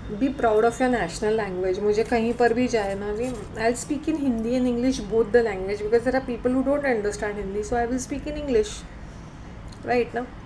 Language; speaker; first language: Hindi; native; Hindi